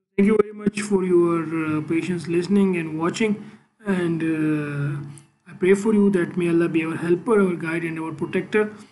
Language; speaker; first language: English; non-native, local second language; Urdu